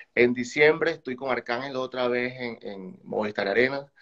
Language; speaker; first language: Spanish; native; Spanish